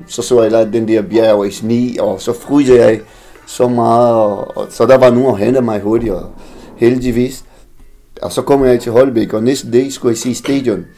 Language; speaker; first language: Danish; non-native, fluent; Portuguese